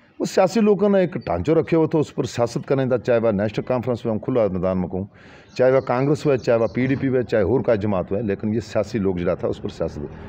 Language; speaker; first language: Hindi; non-native, local second language; Gujari